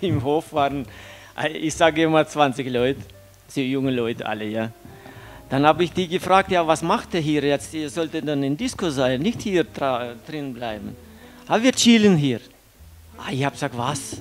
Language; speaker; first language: German; non-native, fluent; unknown